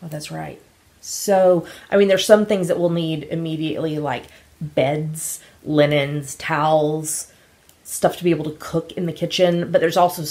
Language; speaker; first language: English; native; English